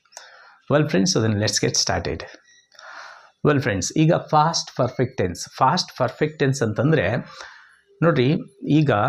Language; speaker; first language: Kannada; native; Kannada